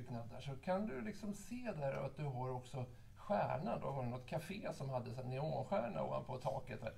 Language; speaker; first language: Swedish; native; Swedish